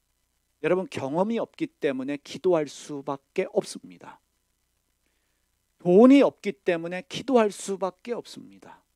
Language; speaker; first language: Korean; native; Korean